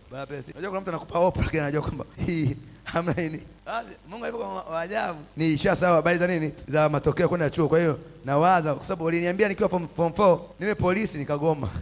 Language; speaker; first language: Swahili; non-native, local second language; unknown